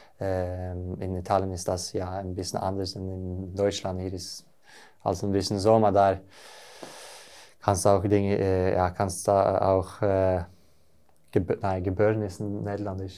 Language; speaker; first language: German; non-native, learner; Norwegian